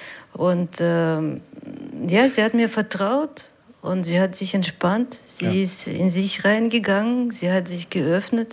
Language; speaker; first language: German; non-native, fluent; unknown